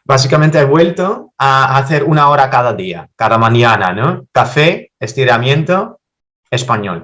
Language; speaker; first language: Spanish; non-native, fluent; Dutch